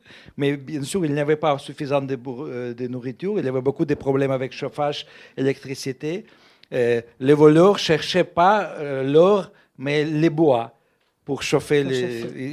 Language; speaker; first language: French; non-native, fluent; Russian